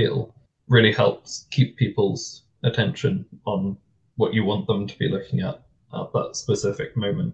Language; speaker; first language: English; native; English